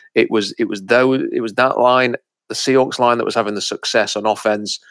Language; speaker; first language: English; native; English